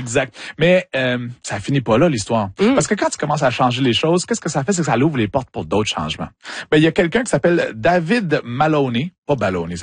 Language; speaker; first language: French; native; French